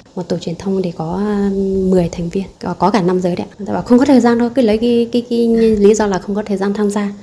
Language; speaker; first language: Vietnamese; non-native, local second language; Hmong